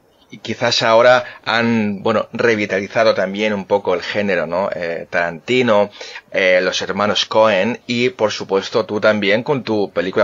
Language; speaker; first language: Spanish; native; Spanish